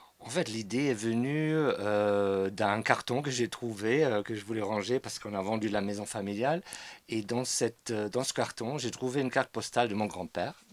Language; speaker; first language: French; non-native, fluent; German